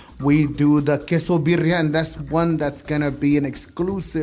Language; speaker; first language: English; early bilingual, other home language; Spanish